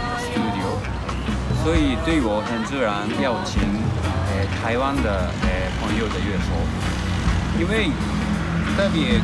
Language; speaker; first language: Chinese; non-native, learner; Japanese